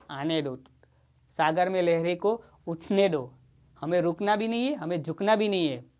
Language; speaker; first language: Hindi; non-native, local second language; Gujarati